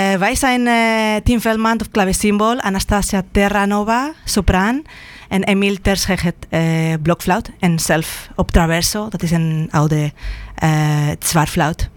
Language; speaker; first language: Dutch; non-native, fluent; Spanish